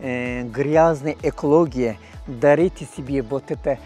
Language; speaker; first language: Russian; non-native, fluent; Turkish